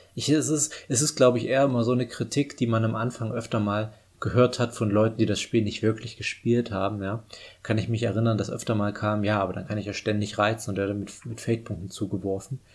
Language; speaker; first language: German; native; German